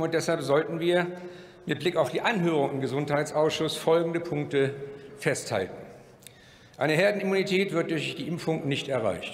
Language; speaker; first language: German; native; German